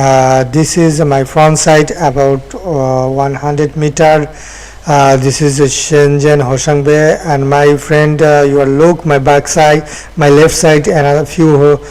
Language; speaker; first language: English; non-native, learner; Bangla